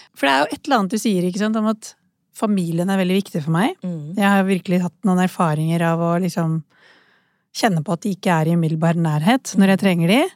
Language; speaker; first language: Norwegian; early bilingual, other home language; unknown